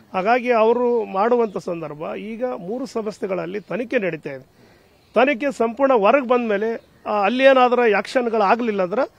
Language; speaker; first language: Kannada; native; Kannada